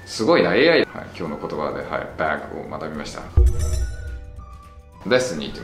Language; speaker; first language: Japanese; native; Japanese